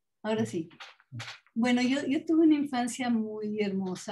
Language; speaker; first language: Spanish; native; Spanish